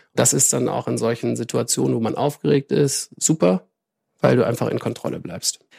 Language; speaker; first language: German; native; German